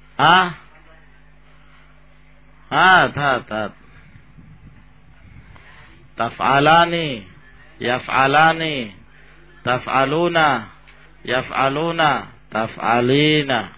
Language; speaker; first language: Arabic; non-native, fluent; Indonesian